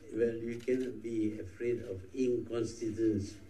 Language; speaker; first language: English; non-native, local second language; Malay